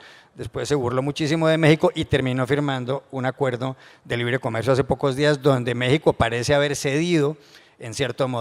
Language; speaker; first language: Spanish; native; Spanish